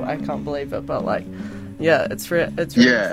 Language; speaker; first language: English; native; English